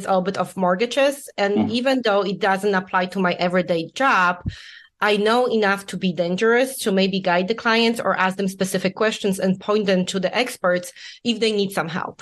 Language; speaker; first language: English; non-native, fluent; Polish